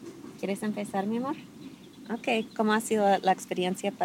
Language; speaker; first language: Spanish; non-native, fluent; English